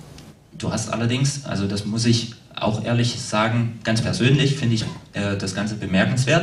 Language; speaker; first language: German; native; German